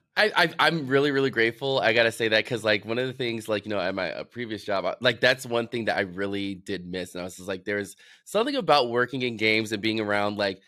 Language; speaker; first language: English; native; English